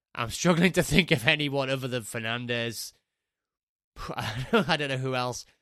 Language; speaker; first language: English; native; English